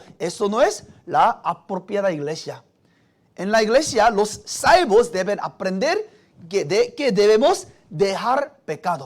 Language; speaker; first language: Spanish; non-native, fluent; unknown